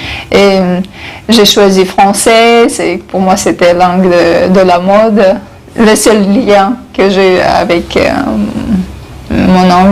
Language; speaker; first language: French; non-native, fluent; Chechen